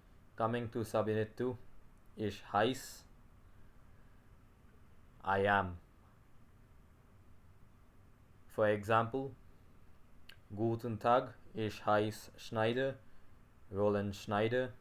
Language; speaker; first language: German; non-native, learner; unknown